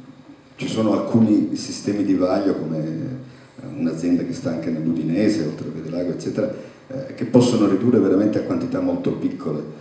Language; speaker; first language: Italian; native; Italian